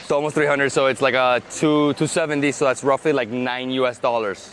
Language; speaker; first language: English; early bilingual, other home language; Spanish